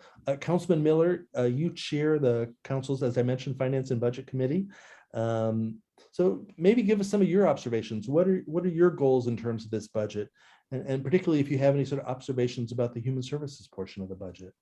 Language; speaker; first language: English; native; English